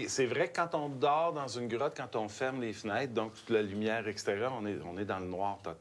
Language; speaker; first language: French; native; French